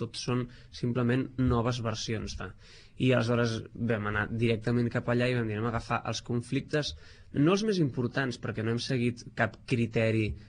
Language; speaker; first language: Catalan; native; Catalan